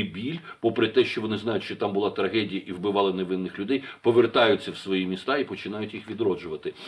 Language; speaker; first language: Ukrainian; native; Ukrainian